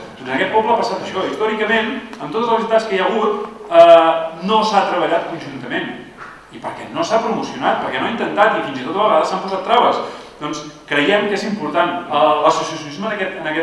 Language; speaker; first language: Catalan; native; Catalan